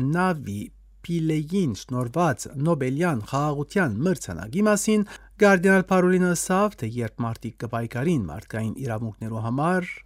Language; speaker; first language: Armenian; early bilingual, heritage; Armenian